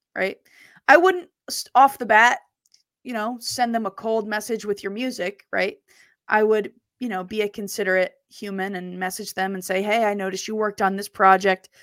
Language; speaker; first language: English; native; English